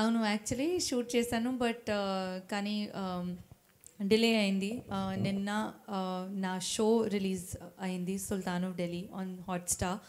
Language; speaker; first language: Telugu; non-native, learner; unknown